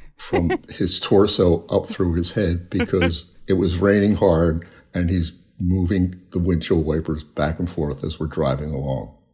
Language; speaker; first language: English; native; English